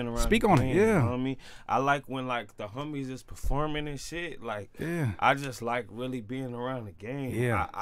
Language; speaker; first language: English; native; English